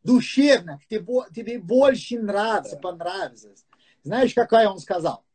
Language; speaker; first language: Russian; non-native, fluent; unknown